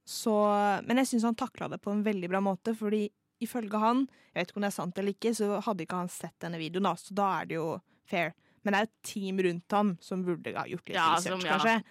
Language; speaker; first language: Norwegian; native; Norwegian